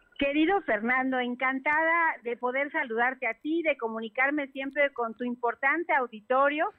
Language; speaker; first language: Spanish; native; Spanish